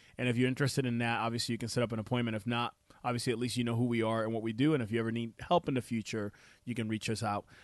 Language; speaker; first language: English; non-native, fluent; Spanish